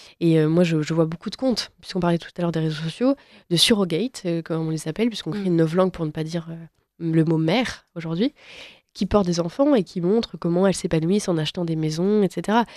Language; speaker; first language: French; native; French